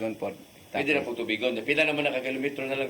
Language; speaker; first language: Cebuano; native; Cebuano